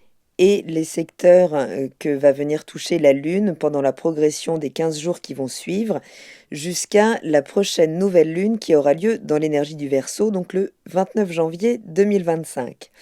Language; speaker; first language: French; native; French